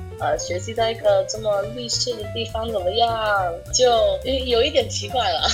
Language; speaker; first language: Chinese; non-native, fluent; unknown